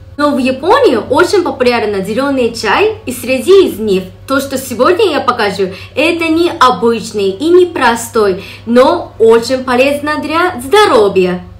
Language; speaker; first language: Russian; non-native, fluent; Japanese